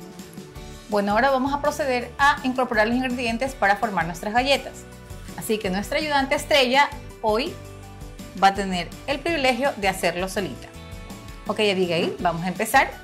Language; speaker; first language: Spanish; native; Spanish